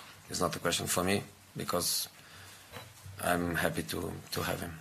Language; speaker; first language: English; non-native, fluent; Portuguese